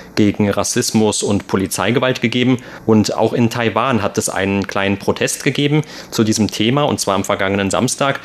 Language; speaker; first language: German; native; German